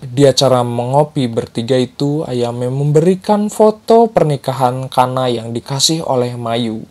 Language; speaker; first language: Indonesian; native; Indonesian